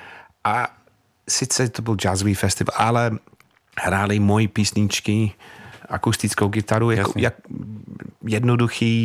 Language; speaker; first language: Czech; non-native, fluent; English